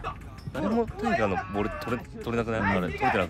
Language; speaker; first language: Japanese; native; Japanese